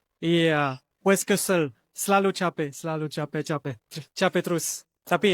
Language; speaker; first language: Indonesian; non-native, learner; French